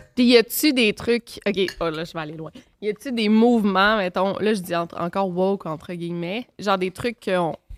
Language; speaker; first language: French; native; French